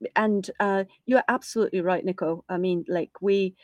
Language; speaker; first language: English; non-native, local second language; Cantonese